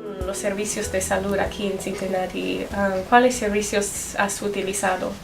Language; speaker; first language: Spanish; non-native, fluent; English